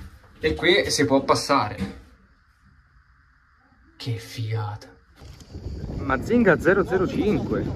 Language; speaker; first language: Italian; native; Italian